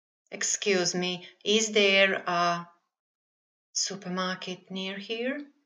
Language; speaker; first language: English; non-native, fluent; Serbian